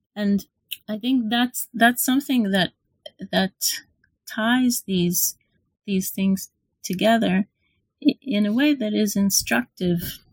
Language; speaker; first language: English; non-native, fluent; Hebrew